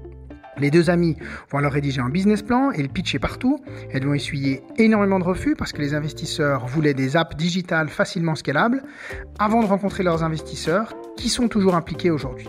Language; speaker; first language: French; native; French